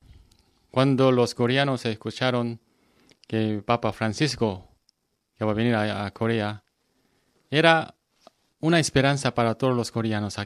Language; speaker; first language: Spanish; non-native, learner; Korean